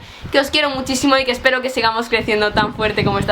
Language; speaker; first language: Spanish; native; Spanish